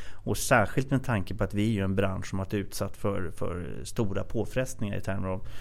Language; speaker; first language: Swedish; native; Swedish